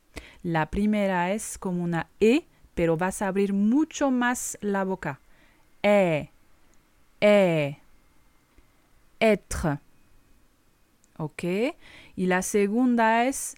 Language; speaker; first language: Spanish; non-native, fluent; French